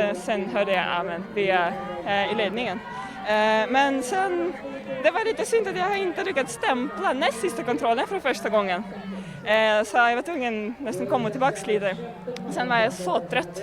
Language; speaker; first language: Swedish; non-native, fluent; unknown